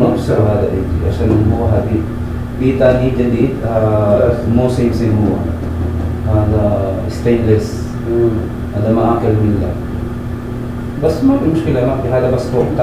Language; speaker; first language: Arabic; non-native, learner; Filipino